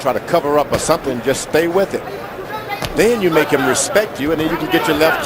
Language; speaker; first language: English; native; English